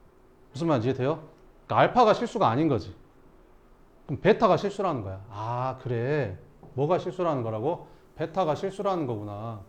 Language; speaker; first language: Korean; native; Korean